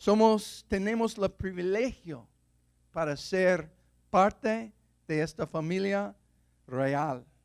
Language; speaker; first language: Spanish; non-native, fluent; English